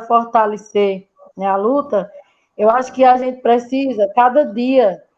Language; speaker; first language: Portuguese; native; Portuguese